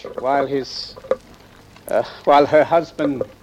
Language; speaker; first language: English; native; English